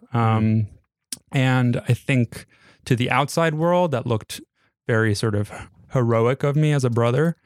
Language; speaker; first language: English; native; English